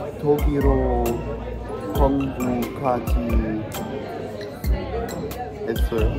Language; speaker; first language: Korean; non-native, learner; German